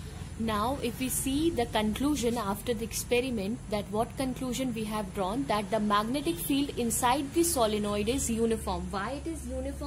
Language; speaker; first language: English; non-native, local second language; Hindi